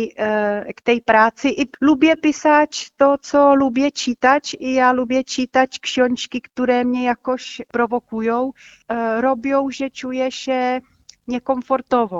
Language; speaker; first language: Polish; non-native, fluent; Czech